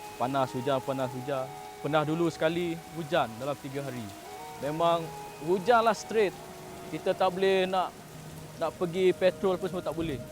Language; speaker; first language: Malay; non-native, local second language; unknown